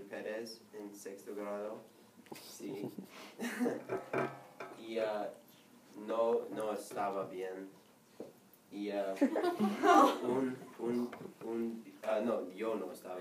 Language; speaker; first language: Spanish; non-native, learner; English